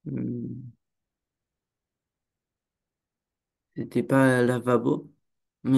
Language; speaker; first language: French; non-native, learner; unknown